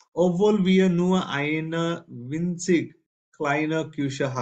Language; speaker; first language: German; non-native, fluent; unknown